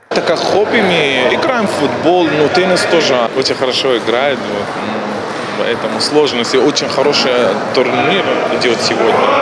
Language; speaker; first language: Russian; non-native, learner; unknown